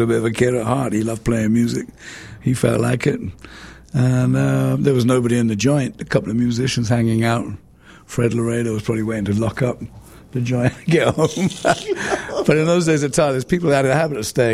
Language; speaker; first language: English; native; English